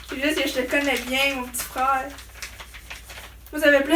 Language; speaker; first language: French; native; French